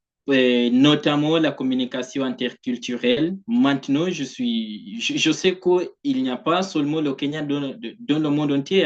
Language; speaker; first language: French; non-native, fluent; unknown